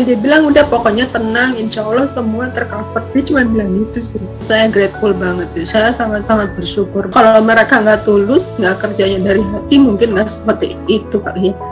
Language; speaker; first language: Indonesian; native; Indonesian